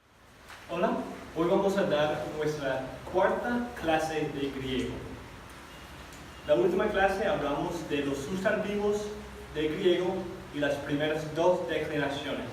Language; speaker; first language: Spanish; non-native, fluent; English